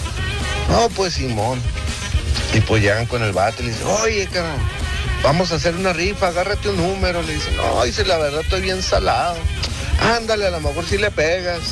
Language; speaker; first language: Spanish; native; Spanish